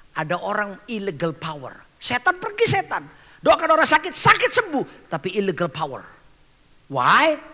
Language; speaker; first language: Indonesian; native; Indonesian